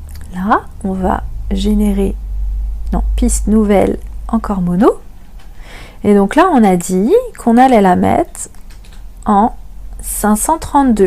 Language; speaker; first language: French; native; French